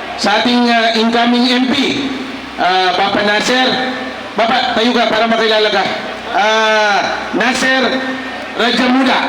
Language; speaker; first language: Filipino; non-native, local second language; Maguindanaon